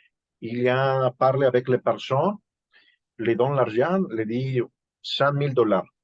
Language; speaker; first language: French; non-native, learner; Spanish